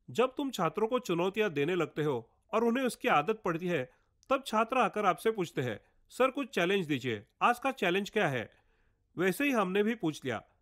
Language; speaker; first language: Hindi; non-native, local second language; Marathi